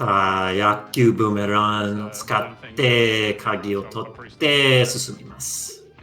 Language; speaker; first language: Japanese; non-native, learner; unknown